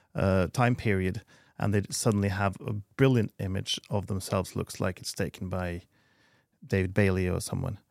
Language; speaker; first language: English; non-native, fluent; Norwegian